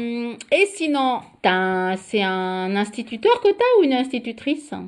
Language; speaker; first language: French; native; French